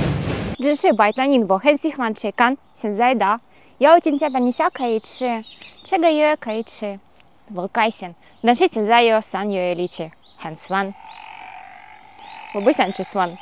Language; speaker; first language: Chinese; non-native, learner; Ukrainian